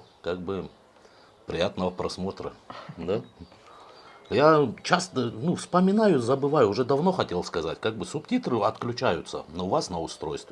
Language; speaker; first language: Russian; native; Russian